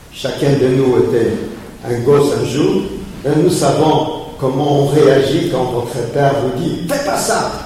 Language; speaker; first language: French; early bilingual, other home language; Polish